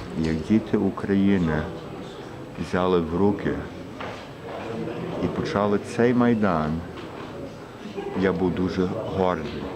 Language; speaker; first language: Ukrainian; early bilingual, heritage; Ukrainian